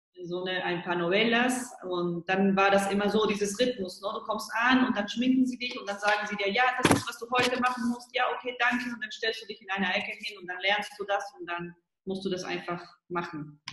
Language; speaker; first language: German; early bilingual, heritage; Spanish